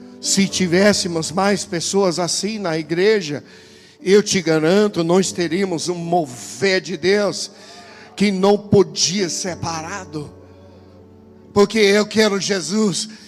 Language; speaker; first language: Portuguese; non-native, fluent; English